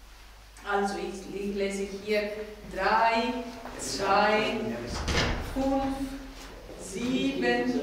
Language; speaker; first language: German; non-native, fluent; Greek